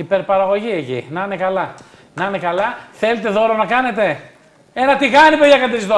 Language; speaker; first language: Greek; native; Greek